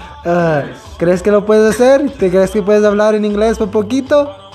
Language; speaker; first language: Spanish; non-native, learner; English